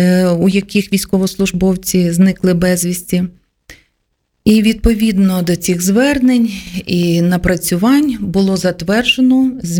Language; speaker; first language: Ukrainian; native; Ukrainian